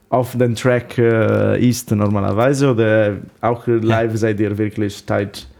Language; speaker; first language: German; non-native, learner; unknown